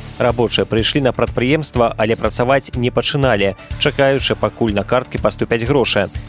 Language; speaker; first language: Belarusian; native; Belarusian